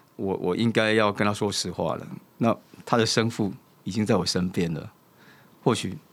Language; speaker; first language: Chinese; native; Chinese